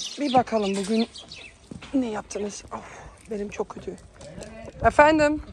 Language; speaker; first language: Turkish; early bilingual, heritage; Dutch